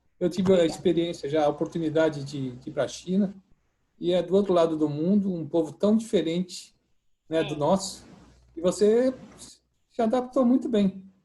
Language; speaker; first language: Portuguese; native; Portuguese